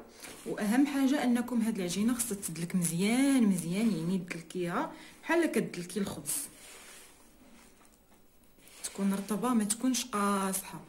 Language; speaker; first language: Arabic; native; Arabic